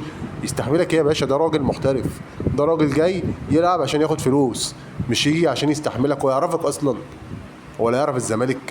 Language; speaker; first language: Arabic; native; Arabic